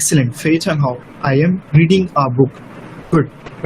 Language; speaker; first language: English; non-native, local second language; Urdu